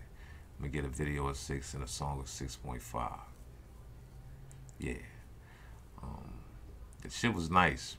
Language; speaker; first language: English; native; English